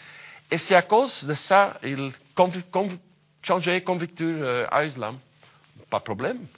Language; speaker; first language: French; non-native, learner; Dutch